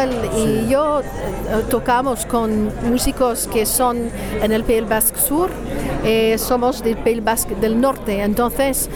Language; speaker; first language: Spanish; non-native, fluent; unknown